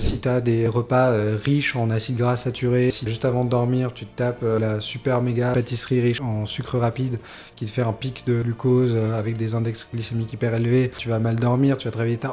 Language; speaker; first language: French; native; French